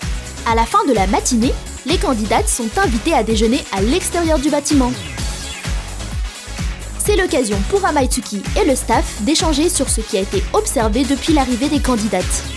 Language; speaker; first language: French; native; French